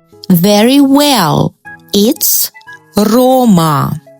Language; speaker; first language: English; non-native, fluent; Russian